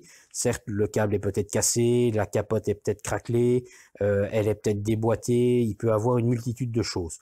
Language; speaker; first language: French; native; French